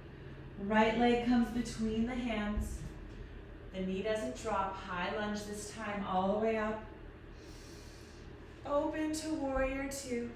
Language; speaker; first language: English; native; English